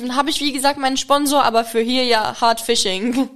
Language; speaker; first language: German; non-native, fluent; Czech